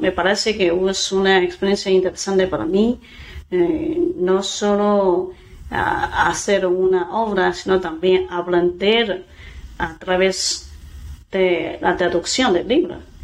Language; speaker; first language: Spanish; non-native, fluent; Chinese